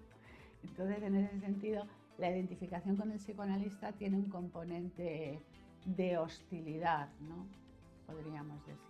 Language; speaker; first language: Spanish; native; Spanish